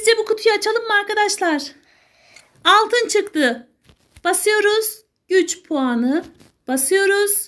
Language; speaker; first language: Turkish; native; Turkish